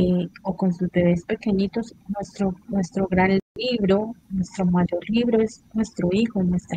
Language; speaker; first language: Spanish; native; Spanish